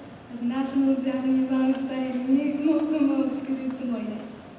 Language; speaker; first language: Japanese; non-native, learner; English